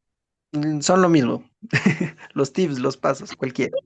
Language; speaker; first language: Spanish; native; Spanish